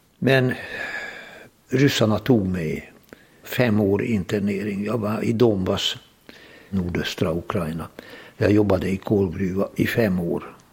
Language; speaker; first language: Swedish; non-native, fluent; Hungarian